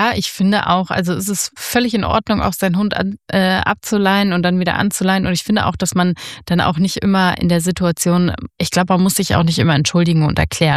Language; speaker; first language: German; native; German